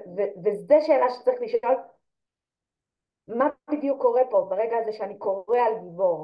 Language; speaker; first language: Hebrew; native; Hebrew